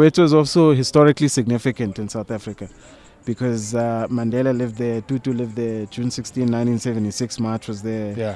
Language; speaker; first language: English; non-native, local second language; Zulu